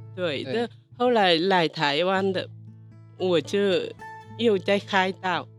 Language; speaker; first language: Chinese; non-native, learner; Vietnamese